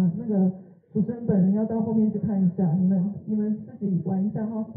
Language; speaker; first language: Chinese; native; Chinese